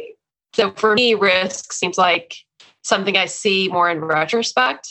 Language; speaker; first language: English; native; English